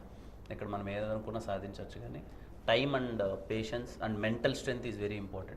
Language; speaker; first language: Telugu; native; Telugu